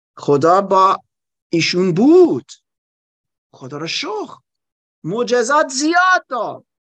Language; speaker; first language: Persian; non-native, learner; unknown